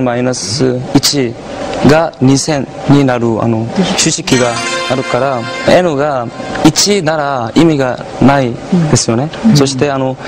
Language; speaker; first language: Japanese; non-native, fluent; Korean